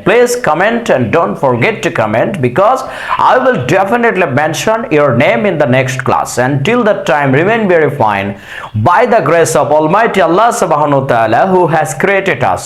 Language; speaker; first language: English; non-native, local second language; Bangla